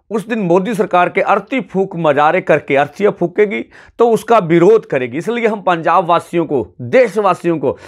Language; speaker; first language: Hindi; non-native, local second language; Punjabi